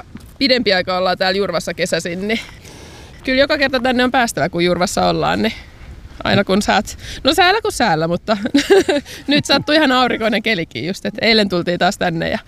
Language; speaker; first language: Finnish; native; Finnish